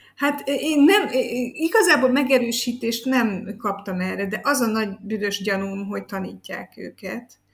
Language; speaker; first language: Hungarian; native; Hungarian